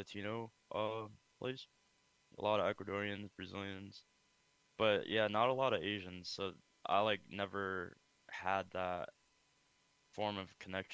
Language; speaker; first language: English; early bilingual, other home language; Khmer